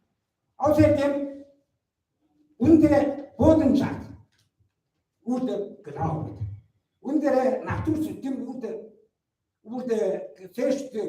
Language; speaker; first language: German; non-native, learner; Mongolian